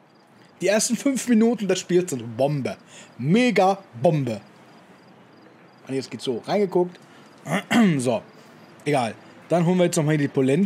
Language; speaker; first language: German; native; German